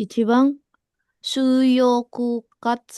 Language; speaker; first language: Japanese; non-native, learner; Indonesian